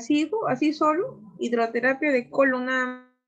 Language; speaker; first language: Spanish; native; Spanish